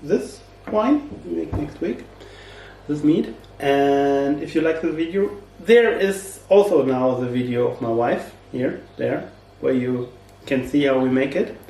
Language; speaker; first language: English; non-native, learner; German